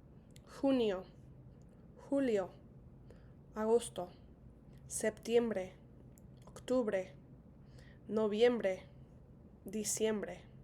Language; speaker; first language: Spanish; non-native, fluent; English